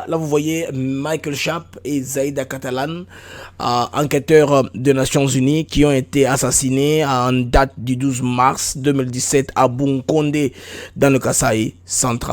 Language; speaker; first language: French; non-native, local second language; Lingala